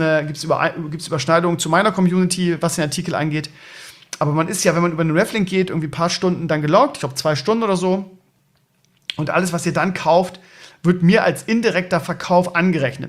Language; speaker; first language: German; native; German